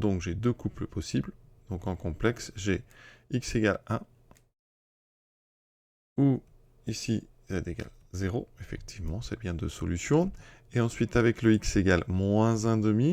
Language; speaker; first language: French; native; French